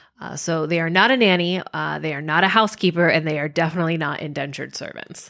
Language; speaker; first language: English; native; English